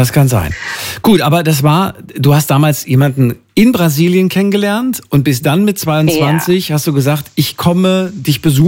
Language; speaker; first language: German; native; German